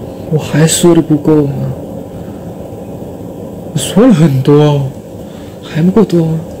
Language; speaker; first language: Chinese; non-native, fluent; Thai